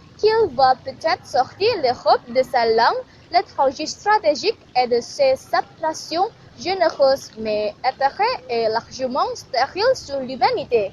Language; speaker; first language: French; non-native, learner; Indonesian